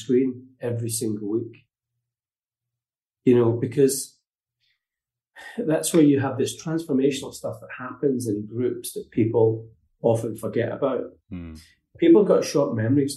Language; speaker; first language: English; native; English